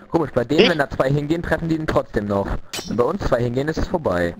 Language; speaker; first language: German; native; German